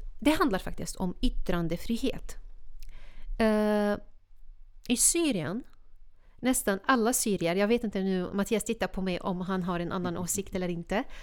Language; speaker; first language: Swedish; non-native, fluent; Arabic